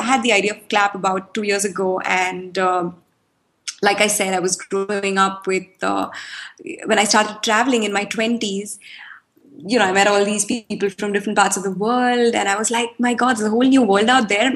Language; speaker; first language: English; non-native, local second language; Hindi